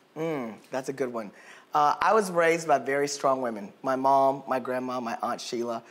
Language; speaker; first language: English; native; English